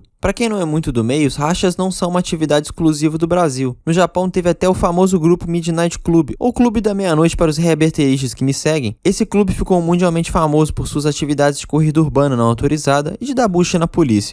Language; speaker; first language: Portuguese; native; Portuguese